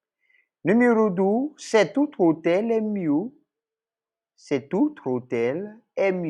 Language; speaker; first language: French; non-native, local second language; English